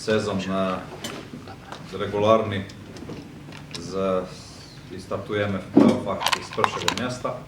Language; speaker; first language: Polish; non-native, fluent; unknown